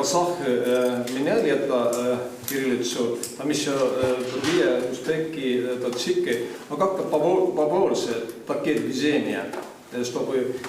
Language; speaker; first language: Russian; non-native, fluent; Estonian